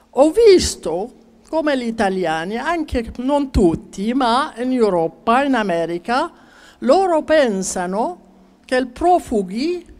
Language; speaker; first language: Italian; non-native, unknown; Arabic